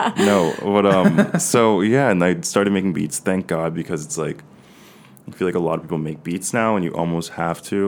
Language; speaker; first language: English; native; English